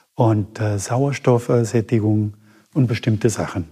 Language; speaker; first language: German; non-native, fluent; Spanish